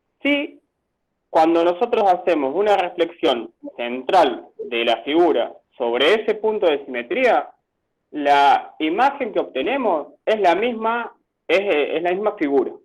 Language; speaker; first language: Spanish; native; Spanish